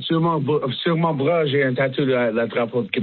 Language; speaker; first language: French; non-native, learner; English